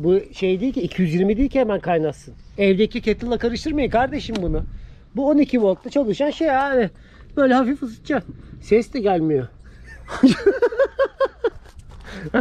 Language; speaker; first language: Turkish; native; Turkish